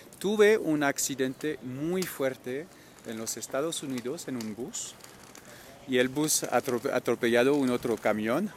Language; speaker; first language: Spanish; non-native, fluent; French